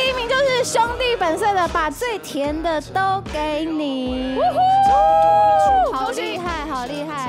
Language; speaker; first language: Chinese; native; Chinese